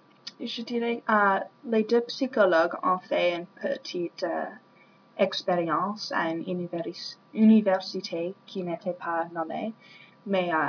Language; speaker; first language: French; non-native, learner; English